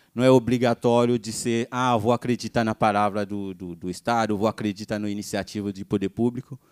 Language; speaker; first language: Portuguese; non-native, fluent; Haitian Creole